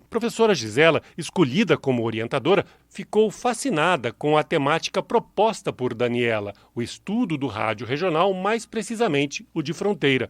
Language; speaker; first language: Portuguese; native; Portuguese